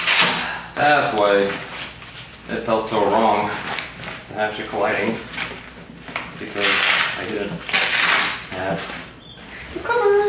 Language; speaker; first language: English; native; English